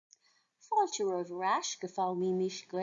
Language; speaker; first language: Irish; non-native, local second language; English